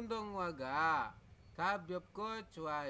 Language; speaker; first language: Korean; non-native, fluent; Indonesian